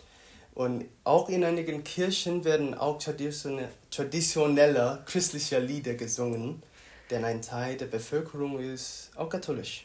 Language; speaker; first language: German; non-native, learner; Vietnamese